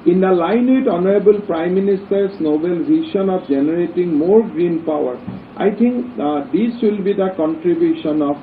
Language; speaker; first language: English; non-native, local second language; Assamese